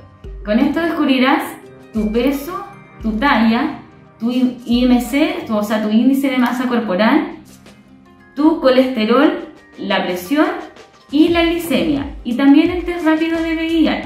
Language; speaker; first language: Spanish; native; Spanish